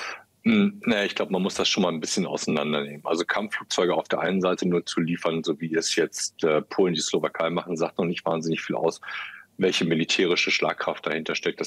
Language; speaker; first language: German; native; German